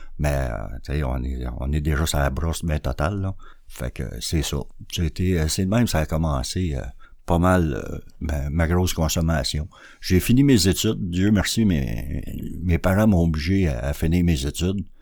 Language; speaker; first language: French; native; French